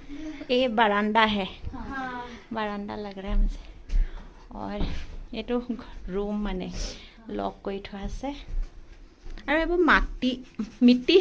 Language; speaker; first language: Hindi; non-native, local second language; Assamese